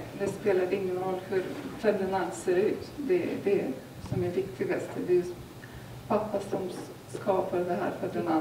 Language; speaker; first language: Swedish; non-native, fluent; Lithuanian